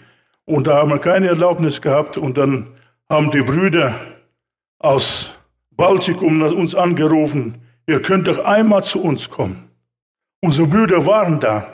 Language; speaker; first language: German; non-native, fluent; Russian